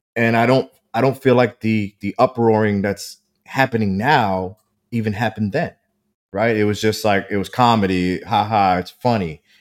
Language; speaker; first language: English; early bilingual, other home language; Spanish